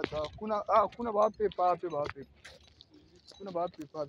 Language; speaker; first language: Lingala; native; Lingala